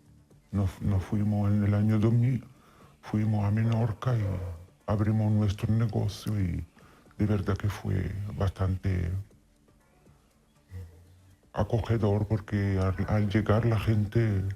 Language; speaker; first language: Spanish; non-native, fluent; Italian